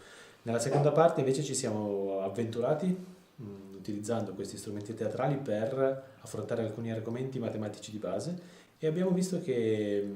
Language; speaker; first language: Italian; native; Italian